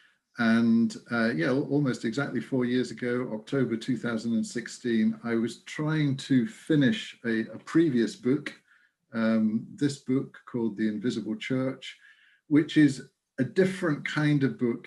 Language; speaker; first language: English; native; English